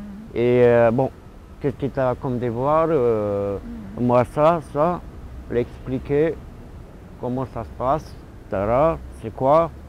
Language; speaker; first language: French; non-native, fluent; Romanian